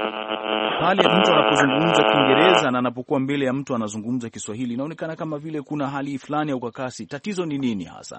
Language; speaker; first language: Swahili; native; Swahili